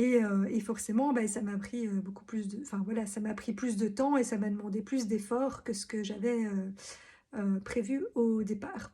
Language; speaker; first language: French; native; French